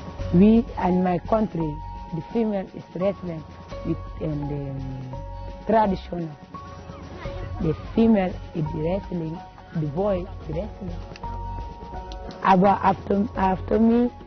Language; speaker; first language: English; non-native, learner; Wolof